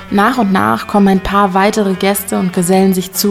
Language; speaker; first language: German; native; German